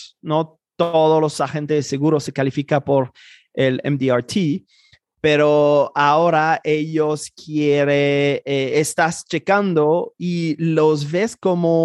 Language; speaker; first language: Spanish; non-native, fluent; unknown